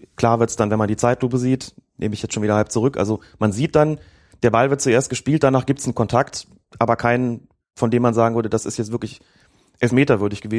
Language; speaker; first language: German; native; German